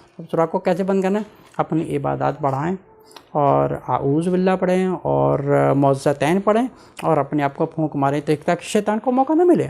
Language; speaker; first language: Urdu; early bilingual, heritage; Urdu